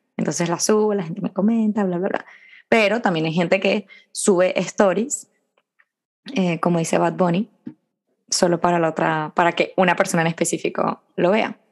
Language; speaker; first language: Spanish; native; Spanish